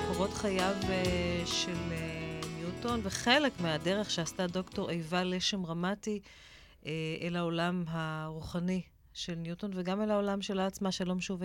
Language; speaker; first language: Hebrew; native; Hebrew